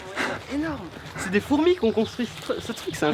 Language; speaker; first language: French; native; French